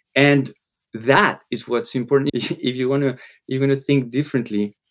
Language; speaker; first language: English; non-native, fluent; Spanish